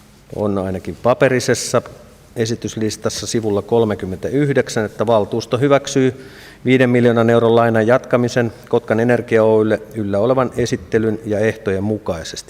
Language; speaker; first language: Finnish; native; Finnish